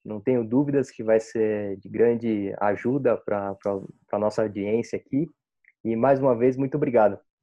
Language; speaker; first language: Portuguese; native; Portuguese